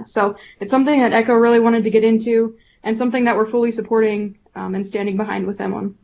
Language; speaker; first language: English; native; English